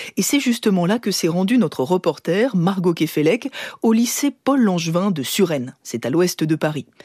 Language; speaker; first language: French; native; French